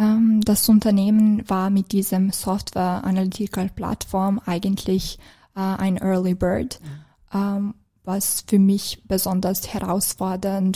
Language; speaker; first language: German; non-native, fluent; Serbian